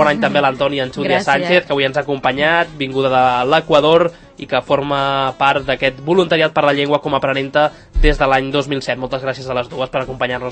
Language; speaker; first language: Catalan; native; Catalan